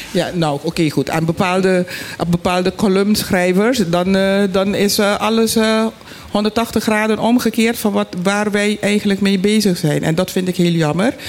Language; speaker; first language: Dutch; non-native, local second language; Papiamento